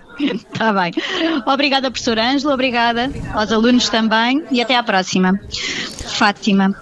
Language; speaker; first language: Portuguese; native; Portuguese